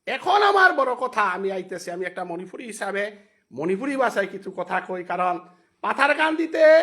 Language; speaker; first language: Bangla; non-native, local second language; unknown